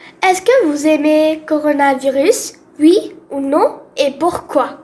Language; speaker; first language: French; non-native, learner; Korean